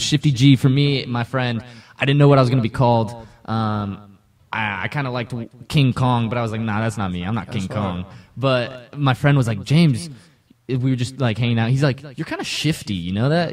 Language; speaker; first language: English; native; English